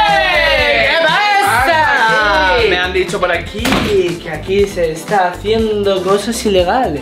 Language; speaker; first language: Spanish; native; Spanish